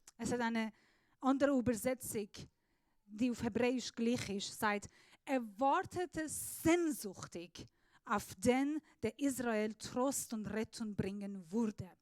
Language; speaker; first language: German; non-native, fluent; Persian